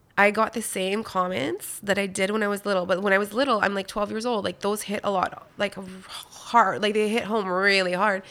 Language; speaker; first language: English; non-native, fluent; French